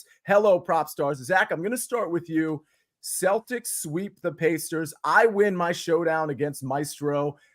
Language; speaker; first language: English; native; English